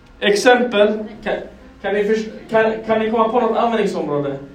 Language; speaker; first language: Swedish; non-native, fluent; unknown